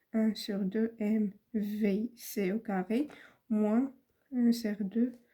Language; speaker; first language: French; non-native, local second language; Arabic